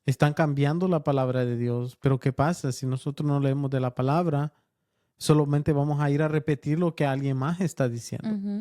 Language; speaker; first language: Spanish; early bilingual, heritage; Spanish